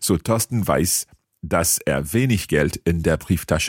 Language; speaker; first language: German; non-native, learner; English